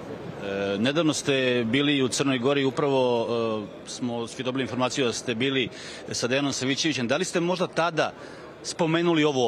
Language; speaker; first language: Serbian; native; Serbian